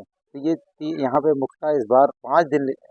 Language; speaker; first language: Hindi; native; Hindi